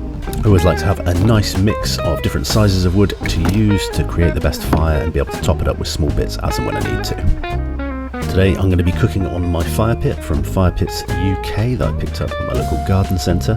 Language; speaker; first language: English; native; English